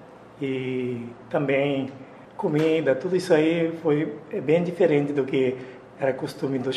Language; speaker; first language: Portuguese; non-native, fluent; Japanese